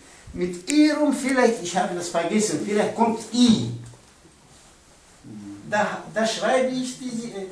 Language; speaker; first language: German; non-native, learner; Pashto